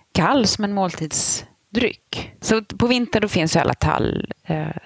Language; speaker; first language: Swedish; native; Swedish